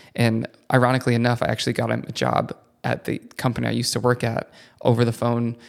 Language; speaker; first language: English; early bilingual, other home language; Italian